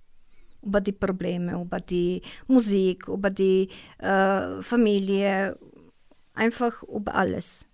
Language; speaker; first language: German; non-native, learner; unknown